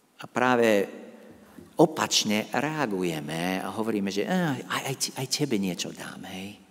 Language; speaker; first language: Slovak; non-native, fluent; English